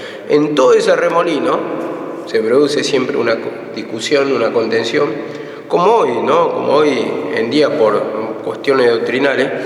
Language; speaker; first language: Spanish; native; Spanish